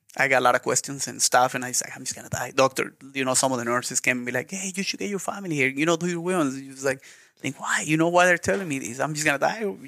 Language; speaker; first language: English; non-native, learner; Spanish